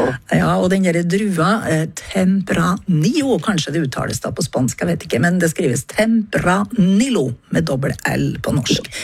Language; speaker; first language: Norwegian; native; Norwegian